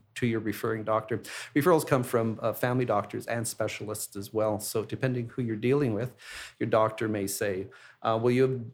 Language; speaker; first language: English; native; English